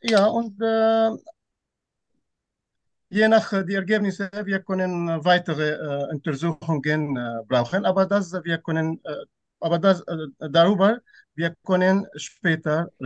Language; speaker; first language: German; non-native, fluent; Turkish